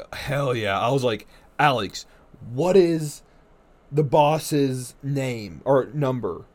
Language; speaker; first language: English; native; English